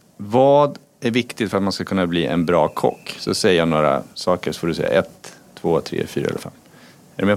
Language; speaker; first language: Swedish; native; Swedish